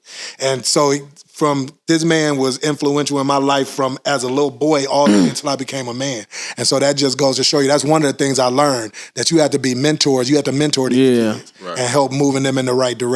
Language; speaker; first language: English; native; English